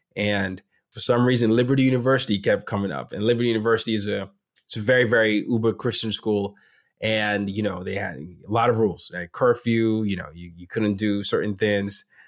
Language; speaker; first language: English; non-native, local second language; Yoruba